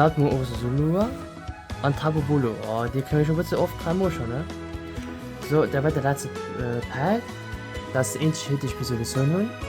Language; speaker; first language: German; non-native, local second language; Luxembourgish